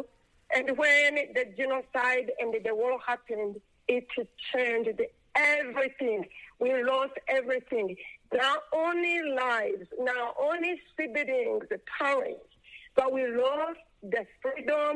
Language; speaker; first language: English; non-native, local second language; Kinyarwanda